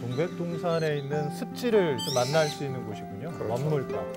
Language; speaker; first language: Korean; native; Korean